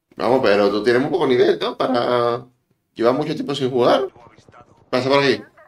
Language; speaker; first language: Spanish; native; Spanish